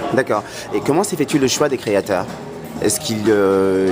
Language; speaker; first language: French; native; French